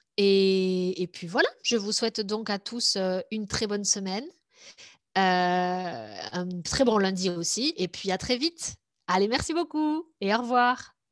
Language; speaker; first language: French; native; French